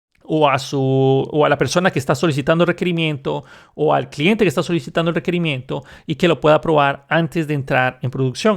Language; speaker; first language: Spanish; native; Spanish